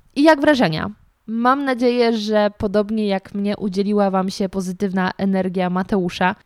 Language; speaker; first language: Polish; native; Polish